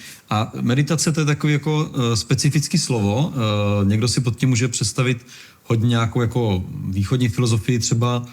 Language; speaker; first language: Czech; native; Czech